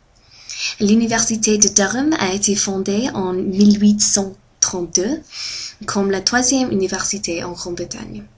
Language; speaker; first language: French; non-native, fluent; English